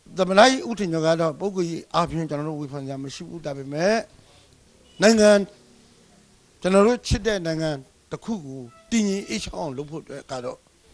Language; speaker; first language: Burmese; native; Burmese